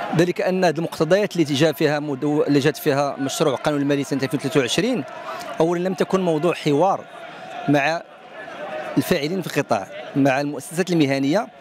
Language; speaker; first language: Arabic; native; Arabic